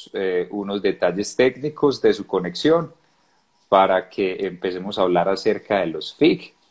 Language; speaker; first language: Spanish; native; Spanish